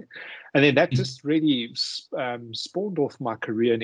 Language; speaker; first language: English; native; English